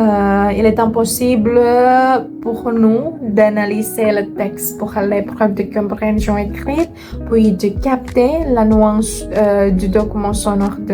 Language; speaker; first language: French; non-native, learner; Indonesian